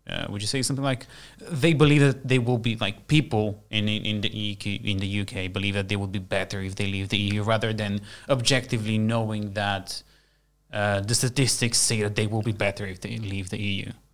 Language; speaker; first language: English; non-native, fluent; Bulgarian